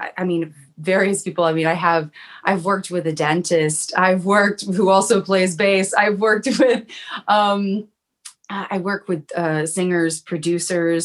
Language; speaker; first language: English; native; English